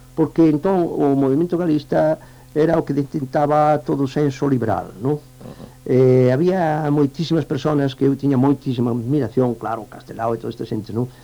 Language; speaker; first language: Galician; non-native, local second language; Spanish